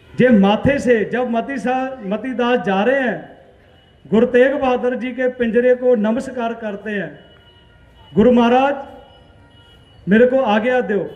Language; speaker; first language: Hindi; non-native, local second language; Punjabi